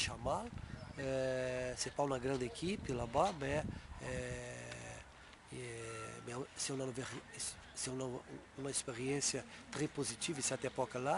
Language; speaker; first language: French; non-native, fluent; Portuguese